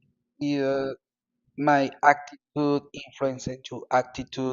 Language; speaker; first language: English; non-native, learner; Spanish